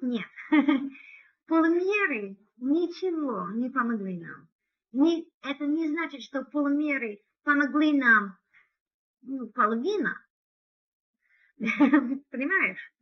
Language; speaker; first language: Russian; non-native, learner; English